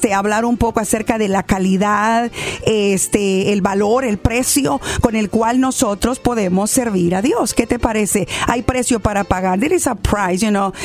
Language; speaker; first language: Spanish; native; Spanish